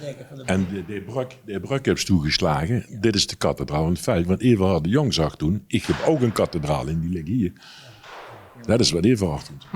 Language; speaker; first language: Dutch; native; Dutch